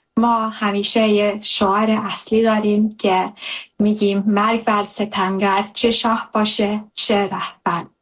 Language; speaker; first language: Persian; early bilingual, heritage; Persian